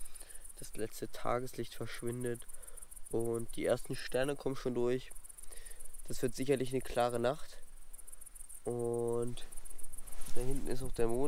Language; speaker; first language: German; native; German